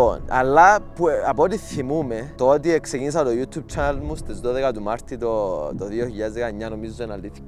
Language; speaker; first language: Greek; native; Greek